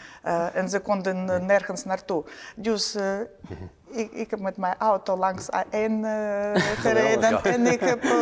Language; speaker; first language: Dutch; non-native, learner; Ukrainian